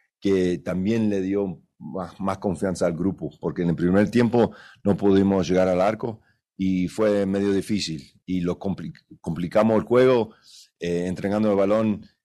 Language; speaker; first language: Spanish; early bilingual, other home language; English